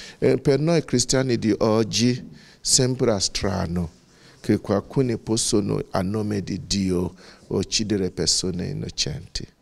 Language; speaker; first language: Italian; non-native, fluent; Yoruba